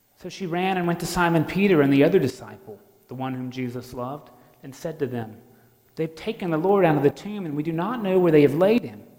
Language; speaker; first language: English; native; English